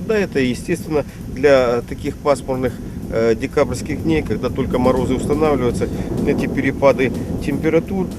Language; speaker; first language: Russian; native; Russian